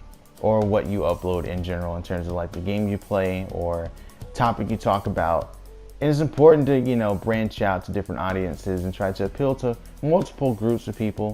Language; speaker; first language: English; native; English